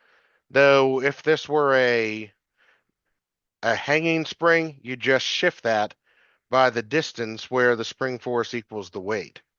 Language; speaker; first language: English; native; English